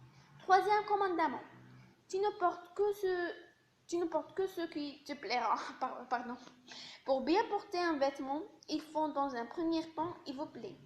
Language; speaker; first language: French; non-native, local second language; Arabic